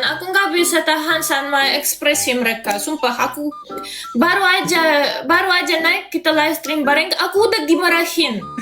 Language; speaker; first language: Indonesian; non-native, fluent; Russian